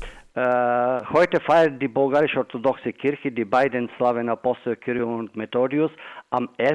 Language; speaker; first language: German; non-native, fluent; Bulgarian